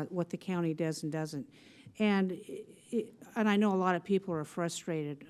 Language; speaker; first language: English; native; English